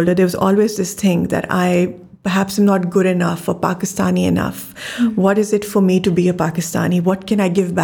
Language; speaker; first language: English; non-native, local second language; Urdu